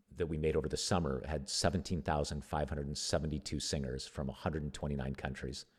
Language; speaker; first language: English; native; English